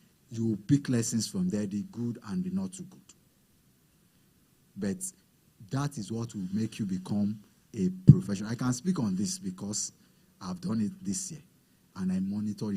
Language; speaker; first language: English; non-native, local second language; Yoruba